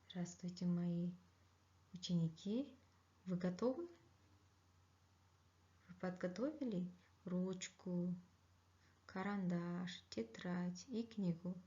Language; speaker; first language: Russian; non-native, fluent; Kyrgyz